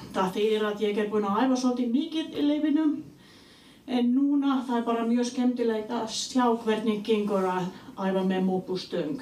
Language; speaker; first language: Icelandic; non-native, fluent; Swedish